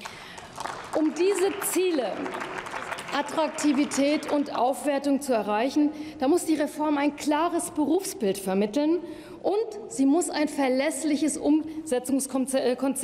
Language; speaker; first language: German; native; German